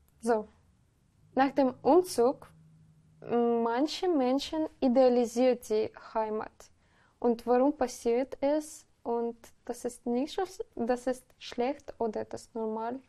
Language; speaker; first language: German; non-native, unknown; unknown